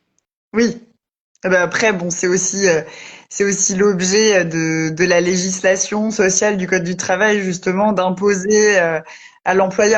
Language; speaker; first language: French; native; French